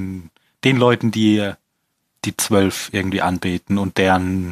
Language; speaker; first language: German; native; German